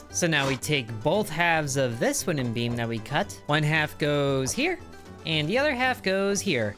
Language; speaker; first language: English; native; English